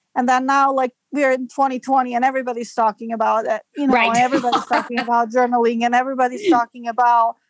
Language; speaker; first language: English; non-native, fluent; Serbian